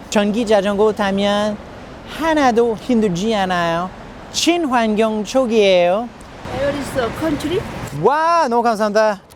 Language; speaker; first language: Korean; non-native, learner; English